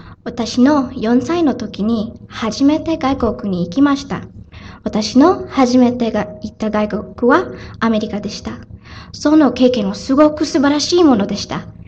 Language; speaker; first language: Japanese; non-native, learner; Filipino